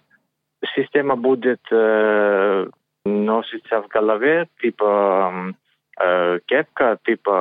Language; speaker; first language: Russian; non-native, learner; Greek